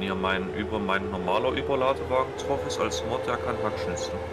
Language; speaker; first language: German; native; German